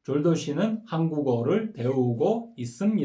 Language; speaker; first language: Korean; non-native, fluent; Kyrgyz